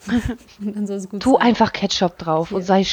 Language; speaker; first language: German; native; German